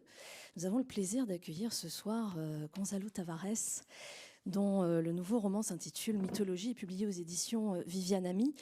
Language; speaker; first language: French; native; French